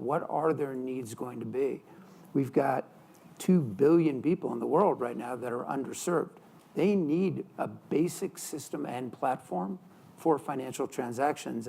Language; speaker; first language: English; native; English